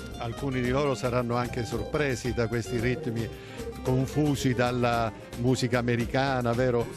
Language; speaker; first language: Italian; native; Italian